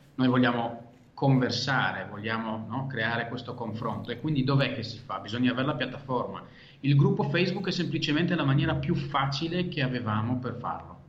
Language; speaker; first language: Italian; non-native, fluent; Hebrew